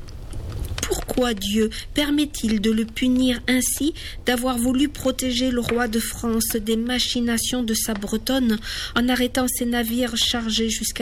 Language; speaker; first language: French; native; French